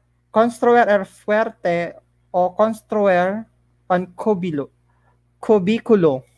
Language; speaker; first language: Spanish; non-native, learner; Filipino